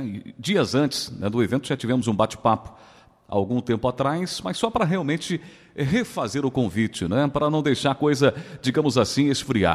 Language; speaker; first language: Portuguese; native; Portuguese